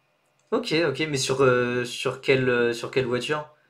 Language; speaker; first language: French; native; French